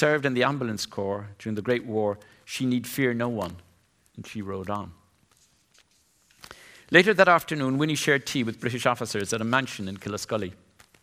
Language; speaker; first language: English; native; English